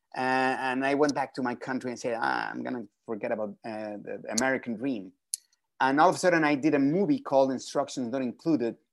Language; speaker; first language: English; non-native, fluent; Spanish